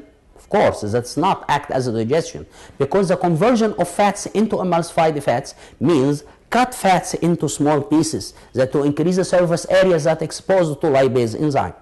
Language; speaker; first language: English; non-native, local second language; Arabic